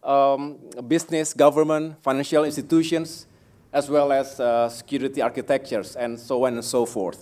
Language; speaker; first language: English; non-native, fluent; Indonesian